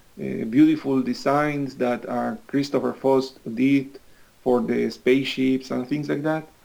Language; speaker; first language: English; non-native, fluent; Spanish